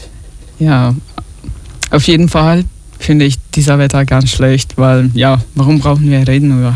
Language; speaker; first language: German; non-native, local second language; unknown